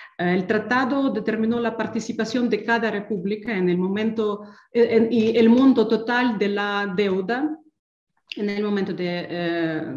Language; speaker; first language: Spanish; non-native, fluent; Ukrainian